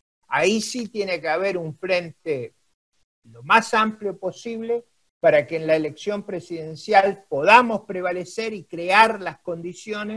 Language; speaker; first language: Spanish; native; Spanish